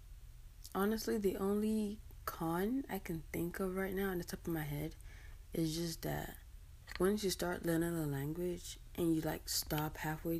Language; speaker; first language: English; native; English